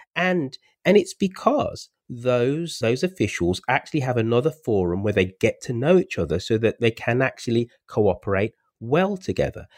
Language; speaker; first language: English; native; English